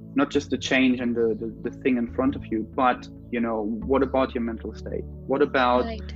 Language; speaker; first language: English; non-native, fluent; German